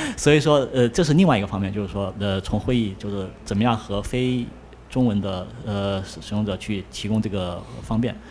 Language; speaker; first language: Chinese; native; Chinese